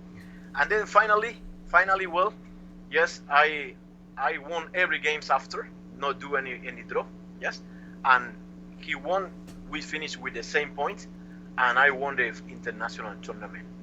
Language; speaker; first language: English; non-native, learner; Spanish